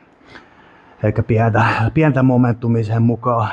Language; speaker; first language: Finnish; native; Finnish